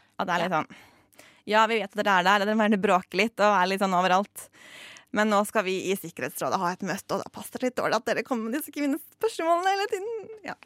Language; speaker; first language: Norwegian; native; Norwegian